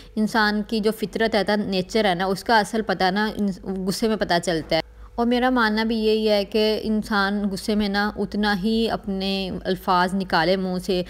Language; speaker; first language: Urdu; non-native, local second language; Punjabi